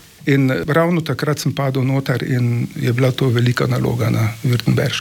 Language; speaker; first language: Slovenian; native; Slovenian